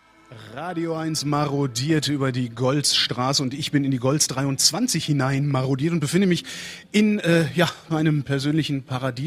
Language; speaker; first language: German; native; German